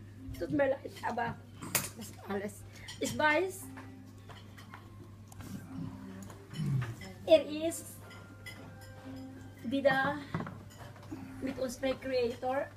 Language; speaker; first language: German; non-native, learner; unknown